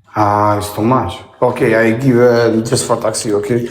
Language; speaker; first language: English; non-native, learner; Albanian